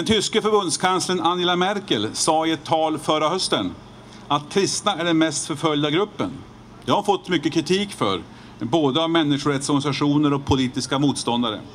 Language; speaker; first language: Swedish; native; Swedish